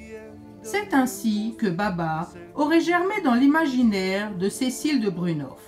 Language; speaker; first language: French; native; French